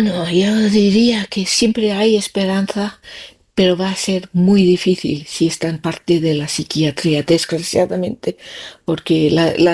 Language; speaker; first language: Spanish; non-native, learner; Danish